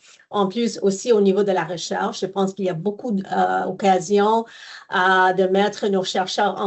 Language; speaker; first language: French; non-native, fluent; English